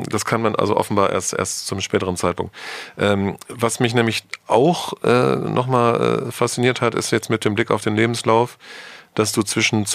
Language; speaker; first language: German; native; German